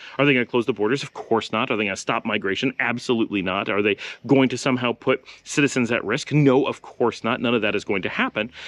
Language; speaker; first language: English; native; English